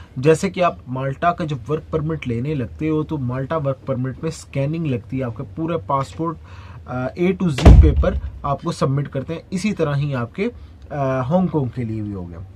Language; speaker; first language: Urdu; non-native, local second language; Punjabi